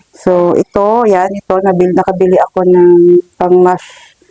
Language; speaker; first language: Filipino; non-native, local second language; Hiligaynon